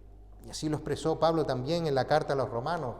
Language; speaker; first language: Spanish; native; Spanish